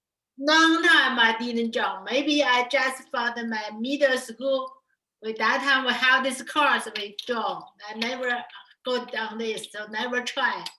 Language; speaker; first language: English; non-native, learner; Chinese